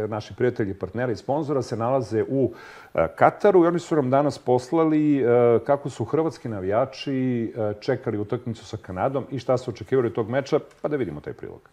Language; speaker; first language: Serbian; native; Serbian